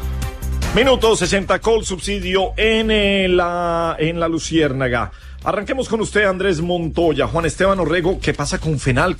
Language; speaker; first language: Spanish; native; Spanish